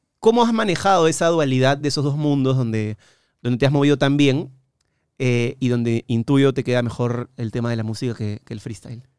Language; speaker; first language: Spanish; native; Spanish